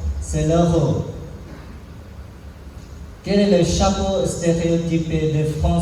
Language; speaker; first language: French; non-native, learner; Sinhala